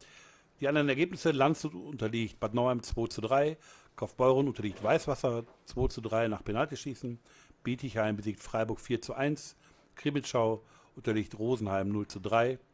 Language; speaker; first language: German; native; German